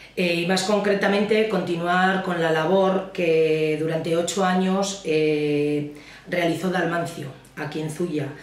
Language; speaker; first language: Spanish; native; Spanish